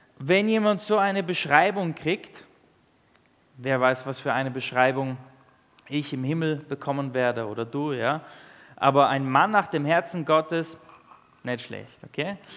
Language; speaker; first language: German; early bilingual, other home language; Italian